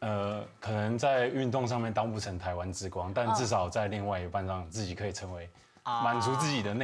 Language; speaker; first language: Chinese; native; Chinese